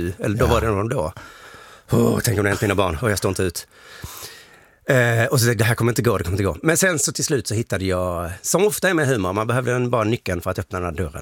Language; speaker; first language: Swedish; native; Swedish